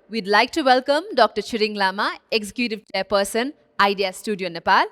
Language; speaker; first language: English; non-native, local second language; Nepali